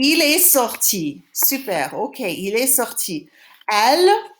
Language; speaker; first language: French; non-native, fluent; English